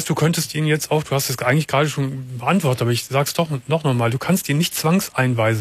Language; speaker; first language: German; native; German